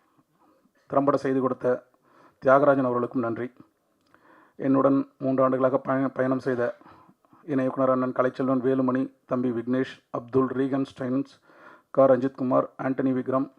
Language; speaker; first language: Tamil; native; Tamil